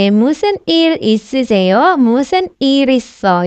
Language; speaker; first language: Korean; non-native, fluent; Indonesian